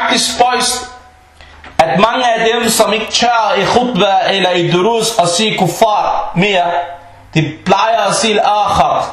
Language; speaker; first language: Danish; early bilingual, other home language; Arabic